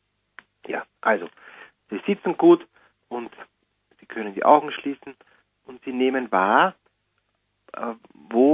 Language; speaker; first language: German; native; German